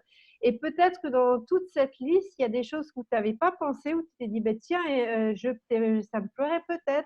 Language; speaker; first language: French; native; French